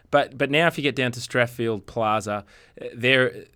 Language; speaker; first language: English; native; English